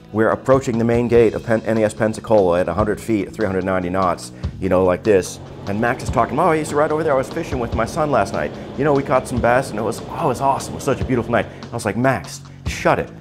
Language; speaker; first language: English; native; English